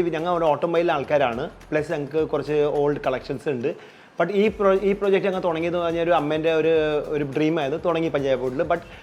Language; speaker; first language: Malayalam; non-native, local second language; Punjabi